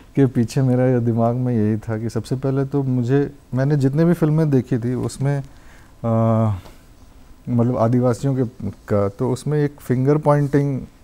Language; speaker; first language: Hindi; non-native, local second language; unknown